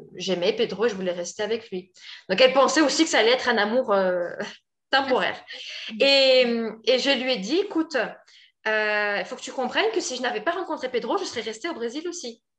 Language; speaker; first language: French; native; French